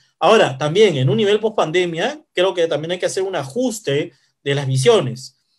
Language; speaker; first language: Spanish; native; Spanish